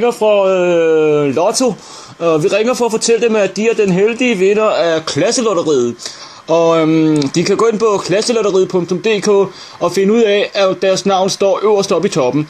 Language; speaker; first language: Danish; native; Danish